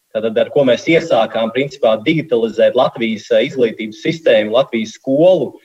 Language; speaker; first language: Latvian; native; Latvian